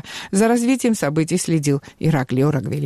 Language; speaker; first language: Russian; non-native, fluent; Georgian